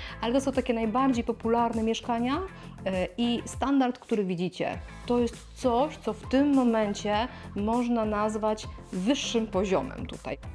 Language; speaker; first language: Polish; native; Polish